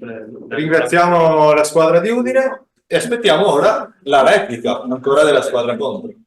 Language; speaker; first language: Italian; native; Italian